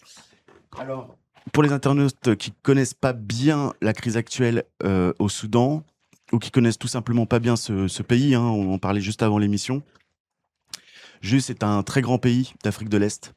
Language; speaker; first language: French; native; French